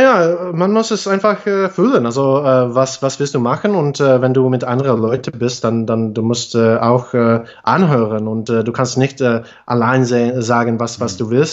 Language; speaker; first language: German; non-native, fluent; English